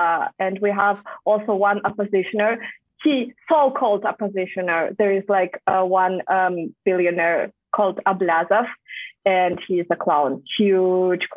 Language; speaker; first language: English; non-native, fluent; Kazakh